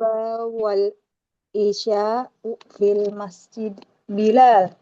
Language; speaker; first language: Arabic; non-native, learner; Indonesian